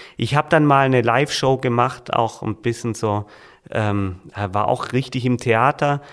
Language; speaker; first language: German; native; German